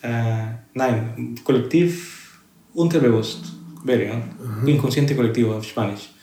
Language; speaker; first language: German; non-native, fluent; Spanish